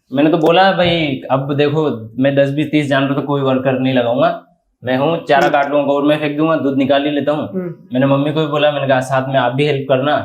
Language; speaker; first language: Hindi; native; Hindi